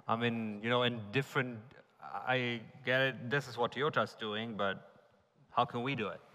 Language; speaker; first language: English; non-native, fluent; German